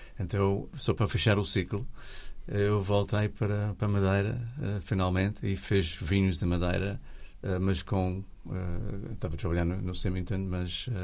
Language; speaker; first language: Portuguese; non-native, fluent; English